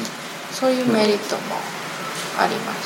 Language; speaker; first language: Japanese; non-native, learner; Chinese